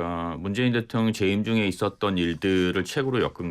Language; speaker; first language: Korean; native; Korean